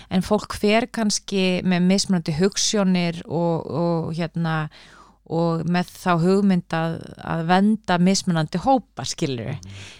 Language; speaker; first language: Icelandic; native; Icelandic